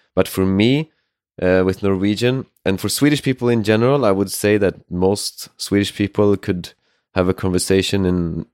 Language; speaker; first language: English; non-native, fluent; Swedish